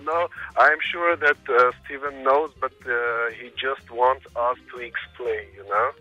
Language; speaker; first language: English; non-native, learner; Armenian